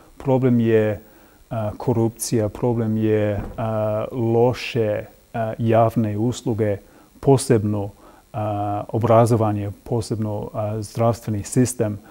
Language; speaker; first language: Croatian; non-native, fluent; English